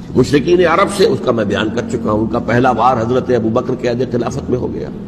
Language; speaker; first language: Urdu; native; Urdu